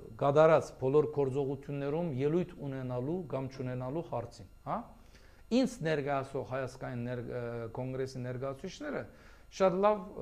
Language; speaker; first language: Armenian; early bilingual, heritage; Armenian